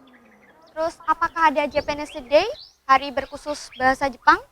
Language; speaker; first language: Indonesian; native; Indonesian